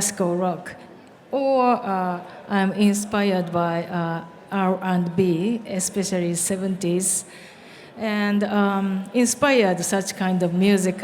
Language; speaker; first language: English; non-native, learner; Japanese